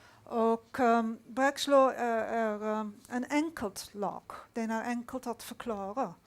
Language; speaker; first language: Swedish; non-native, fluent; Dutch